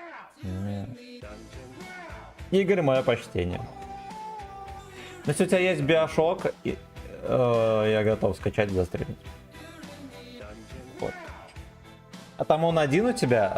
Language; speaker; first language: Russian; native; Russian